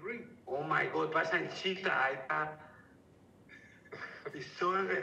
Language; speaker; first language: German; non-native, learner; Spanish